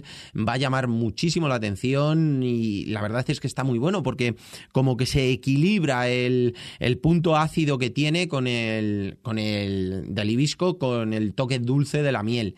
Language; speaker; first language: Spanish; native; Spanish